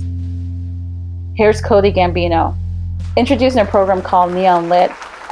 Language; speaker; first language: English; non-native, local second language; Jamaican Creole English